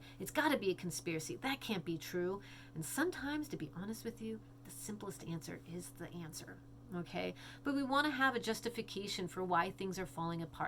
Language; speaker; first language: English; native; English